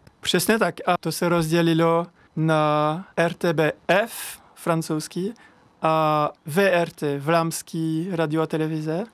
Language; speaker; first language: Czech; non-native, learner; French